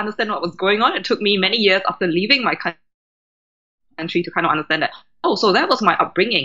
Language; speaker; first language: English; native; English